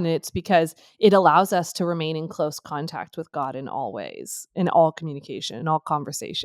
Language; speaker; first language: English; native; English